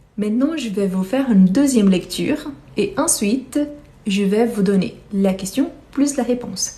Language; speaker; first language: French; non-native, fluent; Portuguese